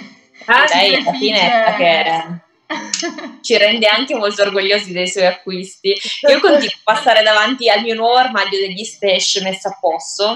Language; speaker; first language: Italian; native; Italian